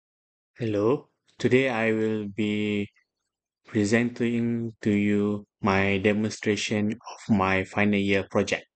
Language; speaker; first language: English; non-native, local second language; Malay